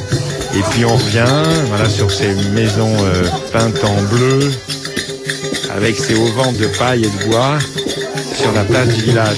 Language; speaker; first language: French; native; French